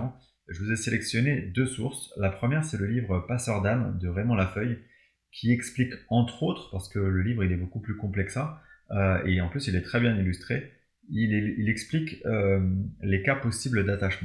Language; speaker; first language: French; native; French